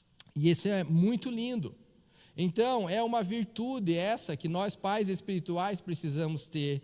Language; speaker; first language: Portuguese; native; Portuguese